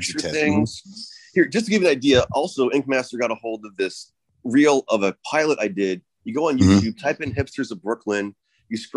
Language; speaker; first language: English; native; English